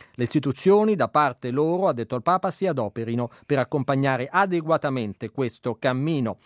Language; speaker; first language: Italian; native; Italian